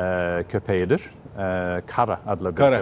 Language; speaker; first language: Turkish; non-native, fluent; English